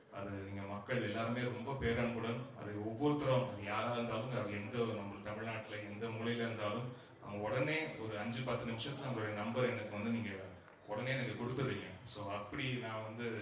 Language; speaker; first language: Tamil; native; Tamil